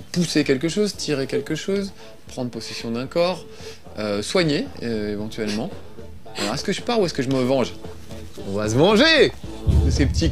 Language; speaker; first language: French; native; French